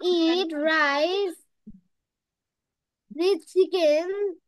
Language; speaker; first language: English; non-native, learner; Bangla